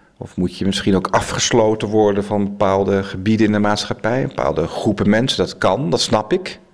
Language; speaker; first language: Dutch; native; Dutch